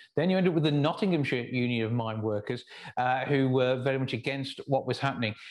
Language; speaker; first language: English; native; English